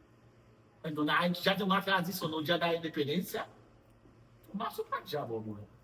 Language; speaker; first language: Portuguese; non-native, fluent; Haitian Creole